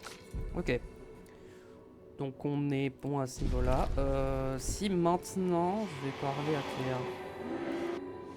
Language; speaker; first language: French; native; French